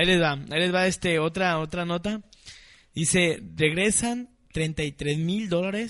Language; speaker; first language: Spanish; native; Spanish